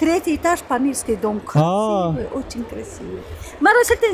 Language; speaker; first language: Russian; non-native, local second language; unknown